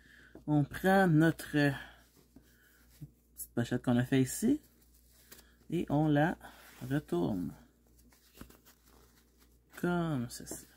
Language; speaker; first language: French; native; French